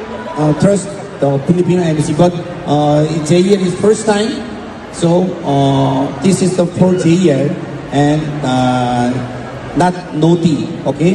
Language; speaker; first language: English; non-native, learner; Korean